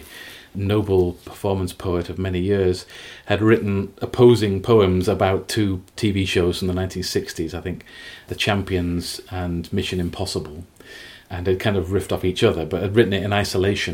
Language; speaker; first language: English; native; English